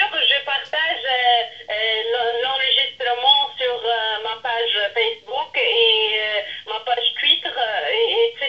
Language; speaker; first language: French; non-native, local second language; Arabic